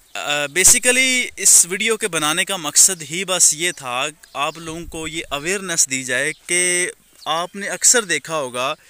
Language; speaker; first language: Urdu; non-native, local second language; Punjabi